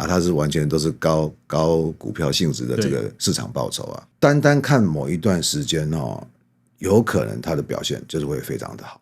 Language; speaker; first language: Chinese; native; Chinese